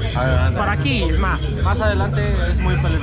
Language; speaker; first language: Spanish; native; Spanish